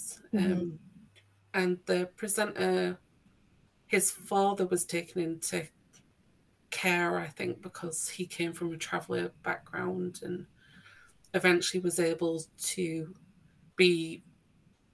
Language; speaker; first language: English; native; English